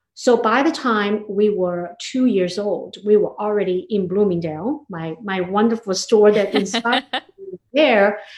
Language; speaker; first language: English; non-native, fluent; Chinese